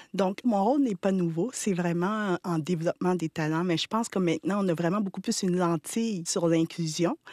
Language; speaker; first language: French; early bilingual, other home language; Haitian Creole